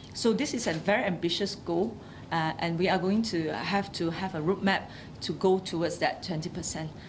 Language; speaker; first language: English; non-native, local second language; Chinese